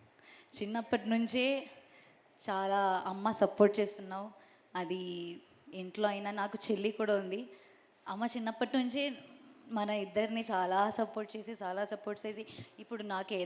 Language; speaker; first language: Telugu; non-native, local second language; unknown